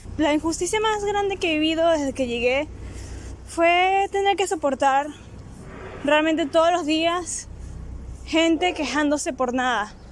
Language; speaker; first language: Spanish; native; Spanish